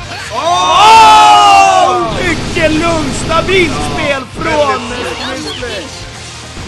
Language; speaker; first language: Swedish; native; Swedish